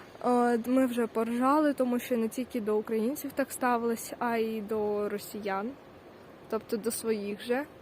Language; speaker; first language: Ukrainian; native; Ukrainian